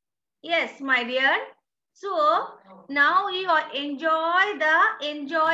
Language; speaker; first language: English; non-native, learner; Bangla